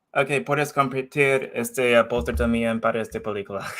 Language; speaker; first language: Spanish; non-native, fluent; English